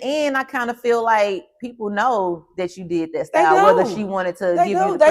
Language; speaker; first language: English; native; English